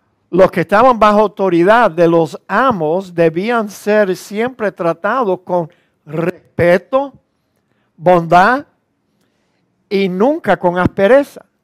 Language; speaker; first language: Spanish; native; Spanish